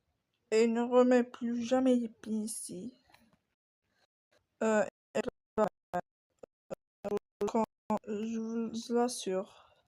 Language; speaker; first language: French; native; French